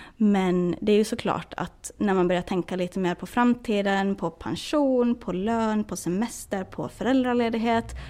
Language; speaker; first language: Swedish; native; Swedish